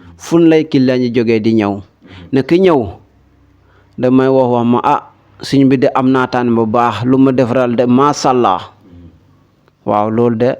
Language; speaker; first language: Wolof; non-native, local second language; Serer